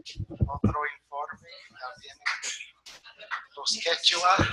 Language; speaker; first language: Spanish; non-native, fluent; English